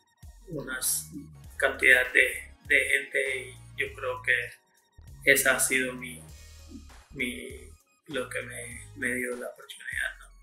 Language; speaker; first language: Spanish; non-native, fluent; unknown